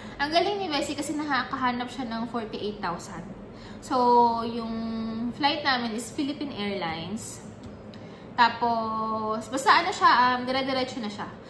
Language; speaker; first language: Filipino; native; Filipino